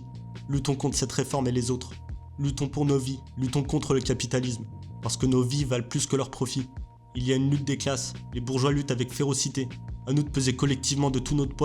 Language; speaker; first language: French; native; French